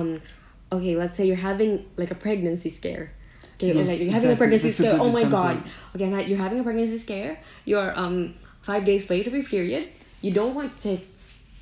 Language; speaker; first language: English; non-native, local second language; Cebuano